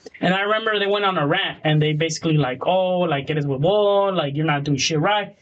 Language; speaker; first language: English; early bilingual, other home language; Spanish